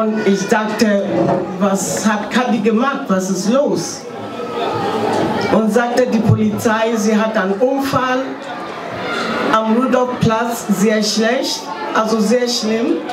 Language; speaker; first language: German; non-native, fluent; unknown